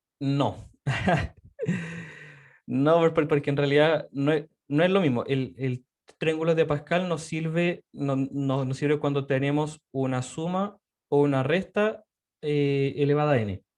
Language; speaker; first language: Spanish; native; Spanish